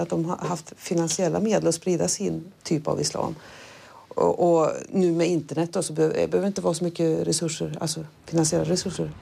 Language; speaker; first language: Swedish; native; Swedish